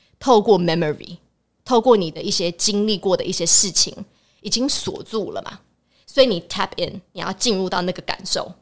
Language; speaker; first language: Chinese; early bilingual, heritage; Chinese